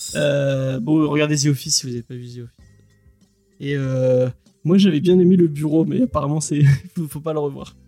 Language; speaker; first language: French; native; French